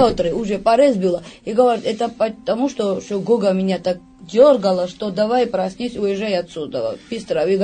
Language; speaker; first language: Russian; non-native, fluent; Georgian